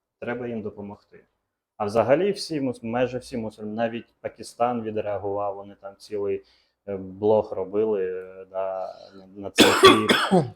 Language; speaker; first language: Ukrainian; non-native, local second language; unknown